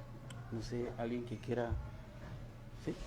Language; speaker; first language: Spanish; native; Spanish